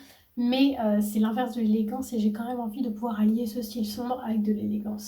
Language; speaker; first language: French; native; French